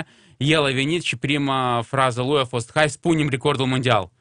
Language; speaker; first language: Romanian; non-native, local second language; Russian